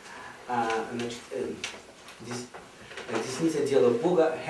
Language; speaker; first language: Russian; native; Russian